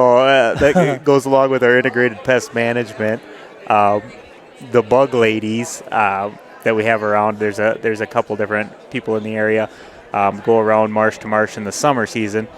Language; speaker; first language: English; native; English